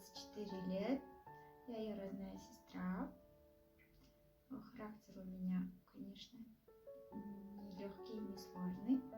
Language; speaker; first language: Russian; non-native, local second language; Kazakh